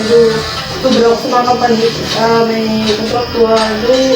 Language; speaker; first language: Filipino; non-native, local second language; Hiligaynon